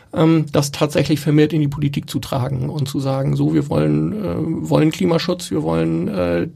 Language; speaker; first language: German; native; German